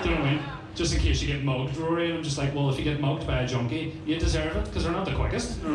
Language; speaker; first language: English; native; English